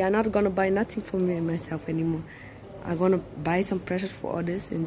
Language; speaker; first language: English; non-native, fluent; Dutch